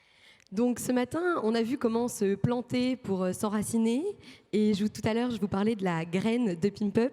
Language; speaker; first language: French; native; French